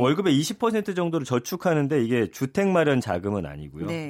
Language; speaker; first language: Korean; native; Korean